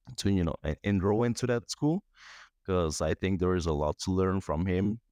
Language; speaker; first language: English; non-native, fluent; Spanish